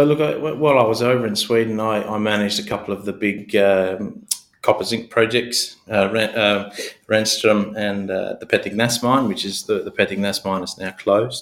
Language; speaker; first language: English; native; English